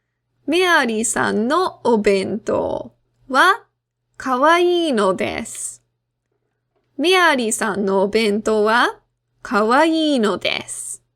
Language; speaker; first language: Japanese; non-native, fluent; English